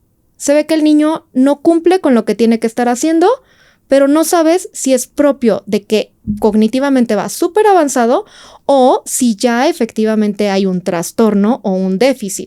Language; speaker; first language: Spanish; native; Spanish